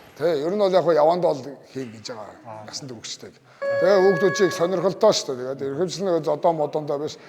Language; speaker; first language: Mongolian; native; Mongolian